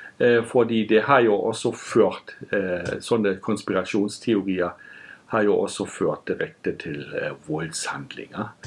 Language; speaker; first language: Norwegian; non-native, fluent; German